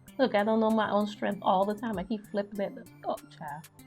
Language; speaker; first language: English; native; English